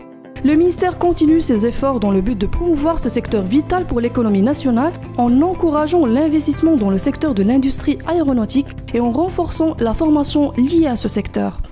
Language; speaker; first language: French; non-native, local second language; Arabic